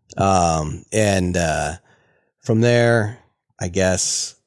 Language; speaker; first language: English; native; English